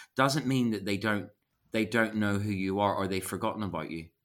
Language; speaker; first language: English; native; English